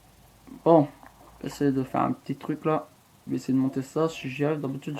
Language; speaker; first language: French; native; French